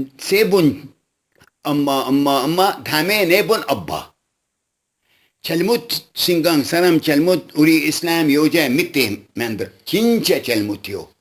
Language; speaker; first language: Korean; non-native, local second language; Arabic